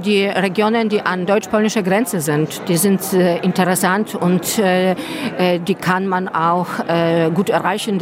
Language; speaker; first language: German; non-native, fluent; Polish